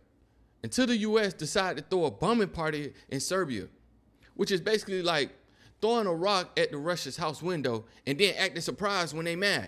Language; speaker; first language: English; native; English